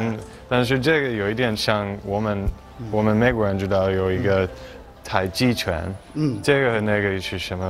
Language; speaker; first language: Chinese; non-native, fluent; English